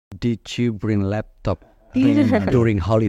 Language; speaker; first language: English; non-native, fluent; Indonesian